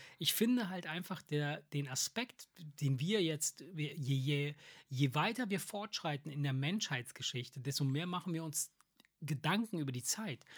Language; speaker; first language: German; early bilingual, other home language; Italian